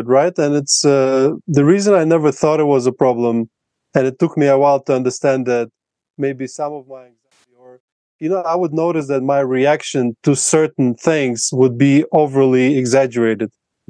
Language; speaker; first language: English; non-native, fluent; Russian